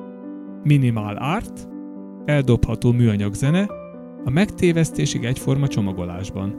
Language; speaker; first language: Hungarian; native; Hungarian